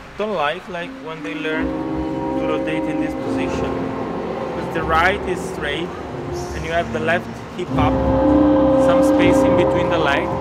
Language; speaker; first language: English; non-native, fluent; Italian